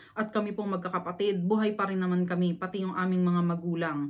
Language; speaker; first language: Filipino; native; Filipino